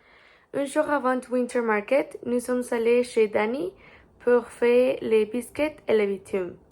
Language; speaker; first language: French; non-native, learner; Spanish